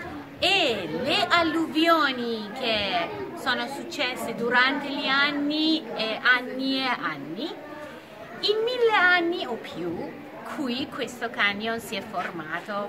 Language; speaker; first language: Italian; non-native, fluent; Persian